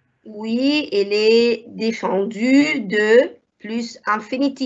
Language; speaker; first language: French; non-native, fluent; Arabic